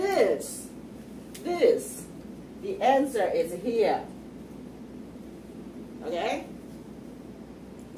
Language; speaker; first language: English; non-native, fluent; Chinese